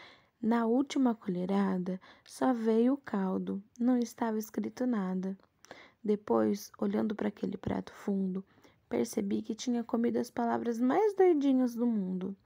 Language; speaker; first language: Portuguese; native; Portuguese